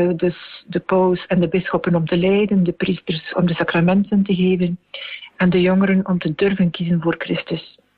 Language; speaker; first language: Dutch; native; Dutch